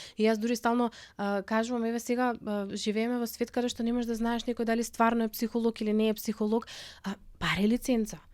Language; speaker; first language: Macedonian; native; Macedonian